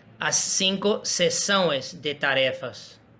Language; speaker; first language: Portuguese; non-native, fluent; Spanish